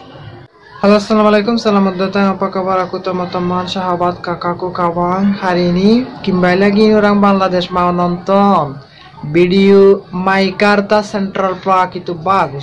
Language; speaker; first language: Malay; non-native, learner; Bangla